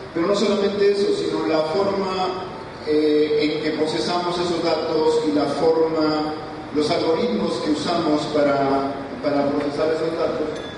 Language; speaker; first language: Spanish; native; Spanish